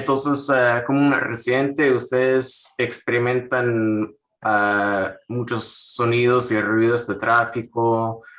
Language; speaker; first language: Spanish; non-native, fluent; English